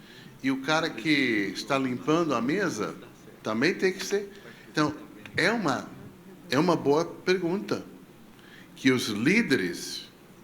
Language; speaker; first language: Portuguese; non-native, fluent; English